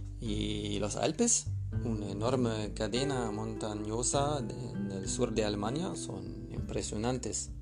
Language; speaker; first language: Spanish; non-native, learner; German